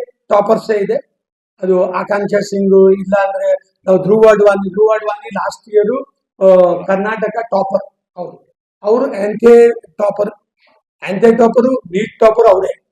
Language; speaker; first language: Kannada; non-native, learner; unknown